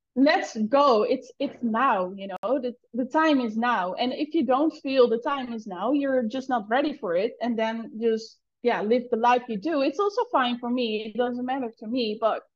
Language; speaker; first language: English; non-native, fluent; Dutch